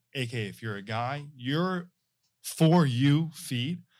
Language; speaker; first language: English; non-native, fluent; Arabic